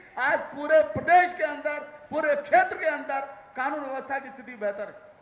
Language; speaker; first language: Hindi; native; Hindi